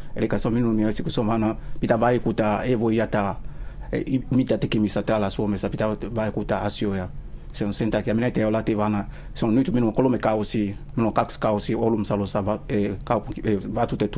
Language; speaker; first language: Finnish; non-native, learner; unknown